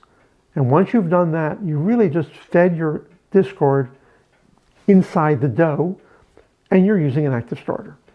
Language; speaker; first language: English; native; English